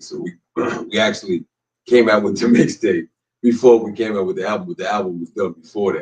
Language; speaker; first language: English; native; English